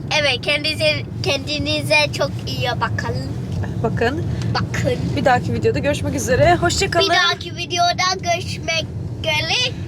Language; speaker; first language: Turkish; early bilingual, heritage; Turkish